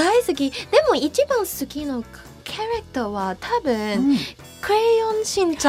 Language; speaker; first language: Japanese; non-native, learner; English